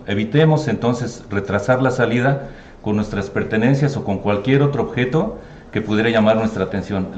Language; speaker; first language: Spanish; native; Spanish